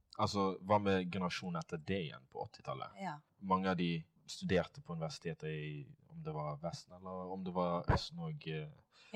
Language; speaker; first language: Norwegian; non-native, fluent; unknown